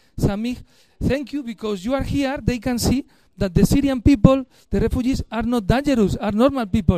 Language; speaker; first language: English; non-native, learner; Spanish